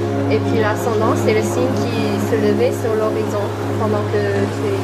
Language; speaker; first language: French; non-native, fluent; English